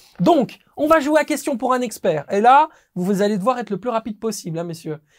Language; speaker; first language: French; native; French